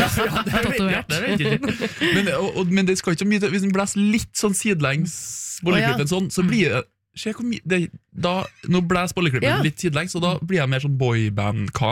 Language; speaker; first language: Norwegian; native; Norwegian